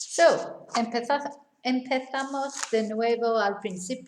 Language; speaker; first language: Spanish; non-native, fluent; English